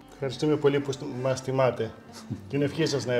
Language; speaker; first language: Greek; native; Greek